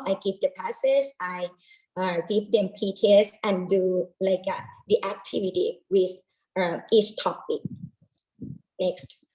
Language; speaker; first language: English; non-native, learner; Thai